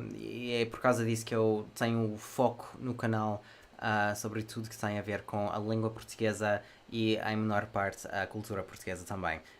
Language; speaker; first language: Portuguese; non-native, fluent; English